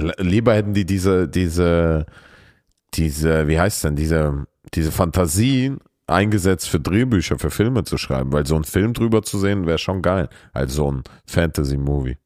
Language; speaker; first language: German; early bilingual, other home language; Russian